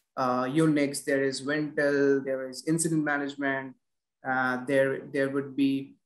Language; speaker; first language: English; non-native, local second language; Bangla